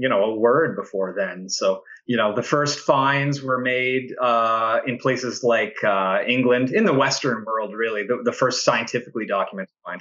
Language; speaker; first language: English; native; English